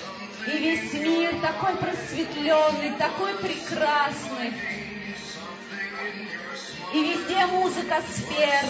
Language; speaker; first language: Russian; native; Russian